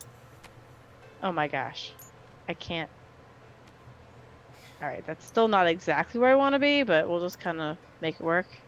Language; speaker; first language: English; native; English